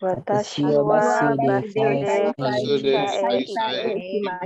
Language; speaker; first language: Japanese; non-native, learner; Indonesian